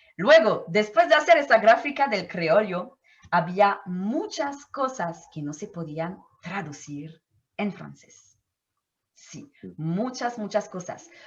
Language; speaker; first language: Spanish; non-native, fluent; French